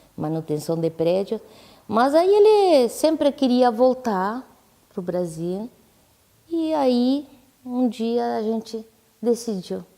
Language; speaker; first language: Portuguese; non-native, fluent; Spanish